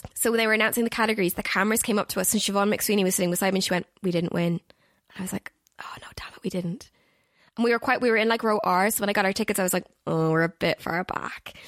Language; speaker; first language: English; native; English